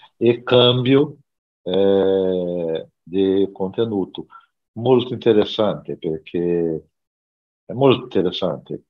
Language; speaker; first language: Italian; non-native, learner; Portuguese